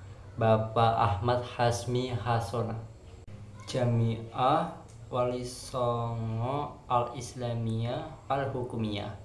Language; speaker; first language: Arabic; non-native, learner; Indonesian